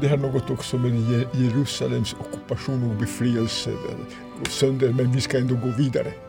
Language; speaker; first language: Swedish; non-native, fluent; Serbian